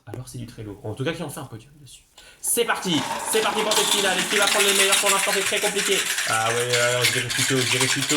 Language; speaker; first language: French; native; French